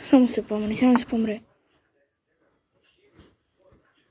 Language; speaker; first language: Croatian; early bilingual, heritage; Croatian